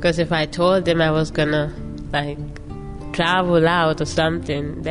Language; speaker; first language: English; non-native, local second language; Mandingo